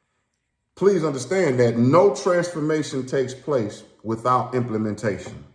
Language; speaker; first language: English; native; English